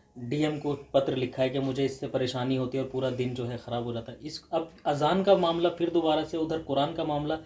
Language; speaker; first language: Hindi; native; Hindi